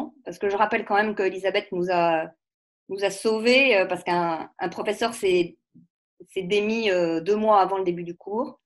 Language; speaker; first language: French; native; French